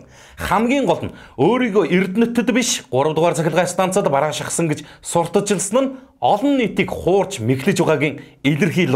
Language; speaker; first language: Mongolian; native; Mongolian